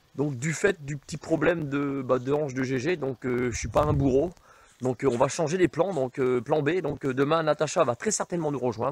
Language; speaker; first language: French; native; French